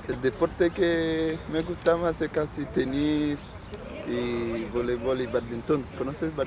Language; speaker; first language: Spanish; non-native, learner; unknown